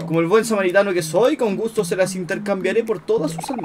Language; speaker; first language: Spanish; native; Spanish